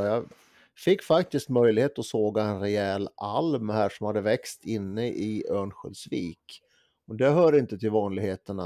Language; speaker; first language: Swedish; native; Swedish